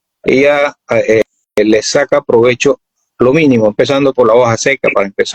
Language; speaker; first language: Spanish; native; Spanish